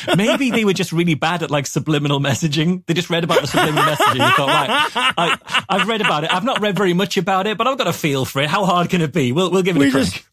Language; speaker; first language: English; native; English